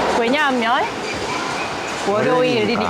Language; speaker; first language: Korean; non-native, learner; Vietnamese